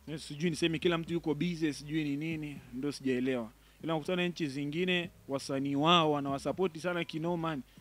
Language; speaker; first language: Swahili; native; Swahili